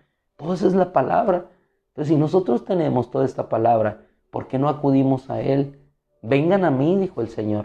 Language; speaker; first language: Spanish; native; Spanish